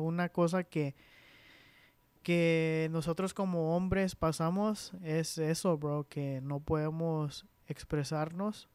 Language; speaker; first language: Spanish; early bilingual, heritage; Spanish